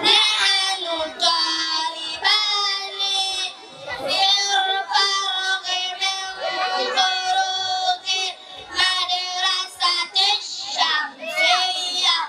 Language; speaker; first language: Arabic; non-native, learner; Swahili